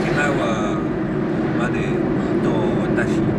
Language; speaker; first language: English; non-native, learner; French